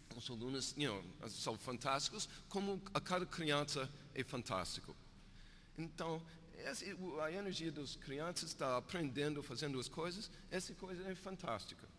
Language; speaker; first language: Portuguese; non-native, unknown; English